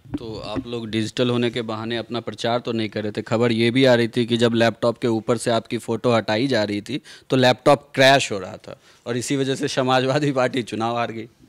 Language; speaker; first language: Hindi; native; Hindi